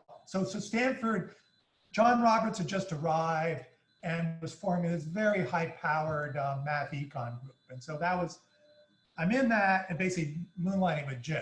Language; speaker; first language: English; native; English